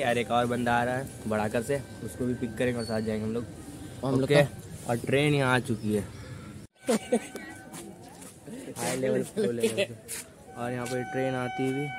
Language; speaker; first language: Hindi; native; Hindi